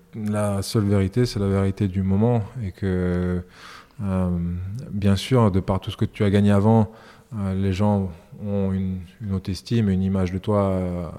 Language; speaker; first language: French; early bilingual, other home language; Serbian